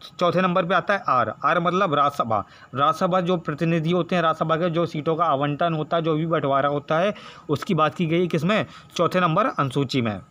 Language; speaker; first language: Hindi; native; Hindi